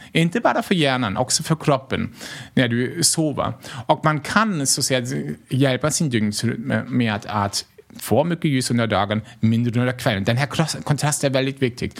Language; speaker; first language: Swedish; non-native, fluent; German